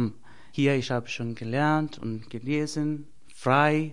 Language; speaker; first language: German; non-native, learner; Persian